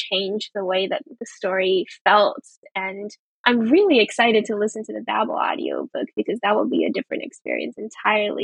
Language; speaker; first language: English; early bilingual, other home language; Chinese